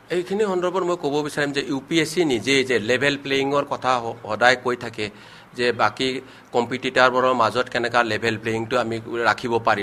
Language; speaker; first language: Assamese; non-native, local second language; Manipuri